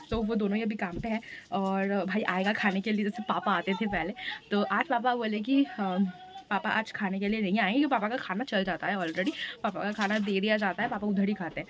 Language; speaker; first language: Hindi; non-native, local second language; Bangla